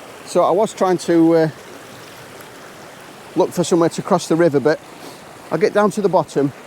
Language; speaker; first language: English; native; English